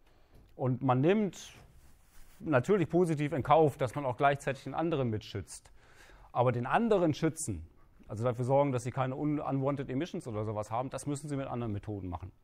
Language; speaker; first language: German; native; German